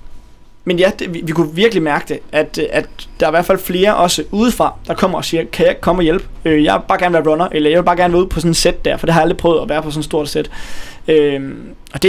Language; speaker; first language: Danish; native; Danish